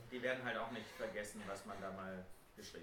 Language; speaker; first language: German; native; German